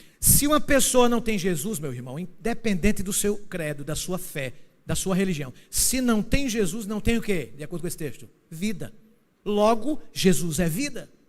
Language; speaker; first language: Portuguese; native; Portuguese